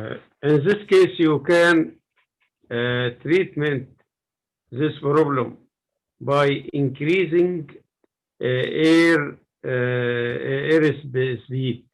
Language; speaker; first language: English; non-native, learner; Arabic